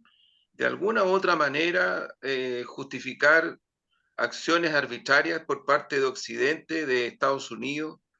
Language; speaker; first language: Spanish; native; Spanish